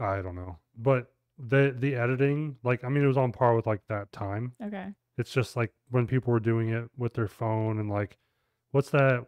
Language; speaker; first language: English; native; English